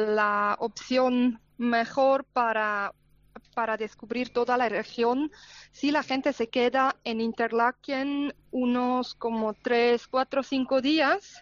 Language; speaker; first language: Spanish; non-native, fluent; German